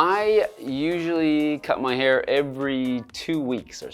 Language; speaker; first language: English; native; English